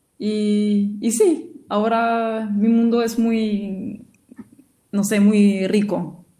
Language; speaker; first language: Spanish; non-native, fluent; French